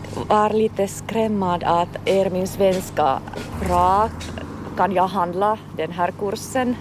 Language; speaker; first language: Swedish; non-native, local second language; Finnish